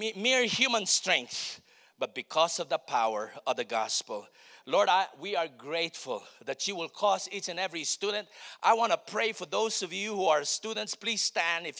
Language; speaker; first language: English; non-native, local second language; Filipino